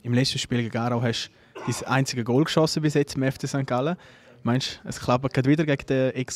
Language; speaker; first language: German; native; German